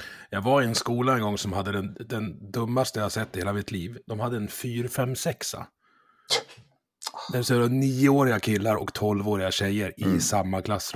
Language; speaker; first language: Swedish; native; Swedish